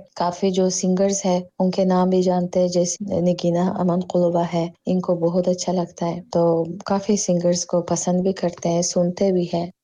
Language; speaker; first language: Urdu; non-native, fluent; Tajik